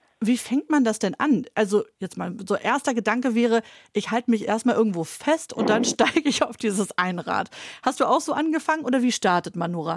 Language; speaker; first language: German; native; German